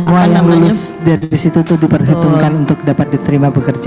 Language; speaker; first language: Indonesian; native; Indonesian